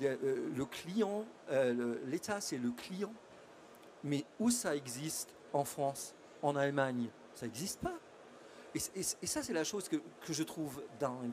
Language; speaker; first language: French; non-native, fluent; German